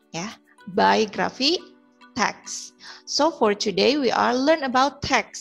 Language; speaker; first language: English; non-native, learner; Indonesian